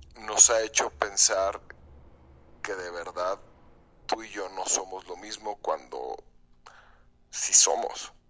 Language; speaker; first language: Spanish; native; Spanish